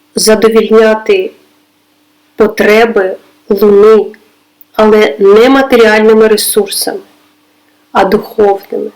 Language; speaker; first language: Ukrainian; non-native, local second language; Russian